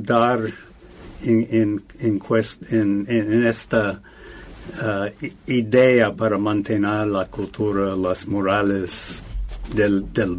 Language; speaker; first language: Spanish; non-native, fluent; English